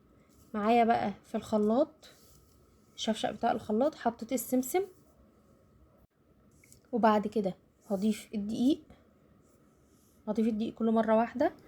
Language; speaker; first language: Arabic; native; Arabic